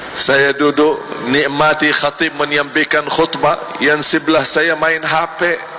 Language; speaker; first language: Malay; non-native, fluent; Arabic